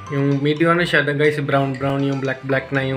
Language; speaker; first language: Filipino; non-native, learner; Punjabi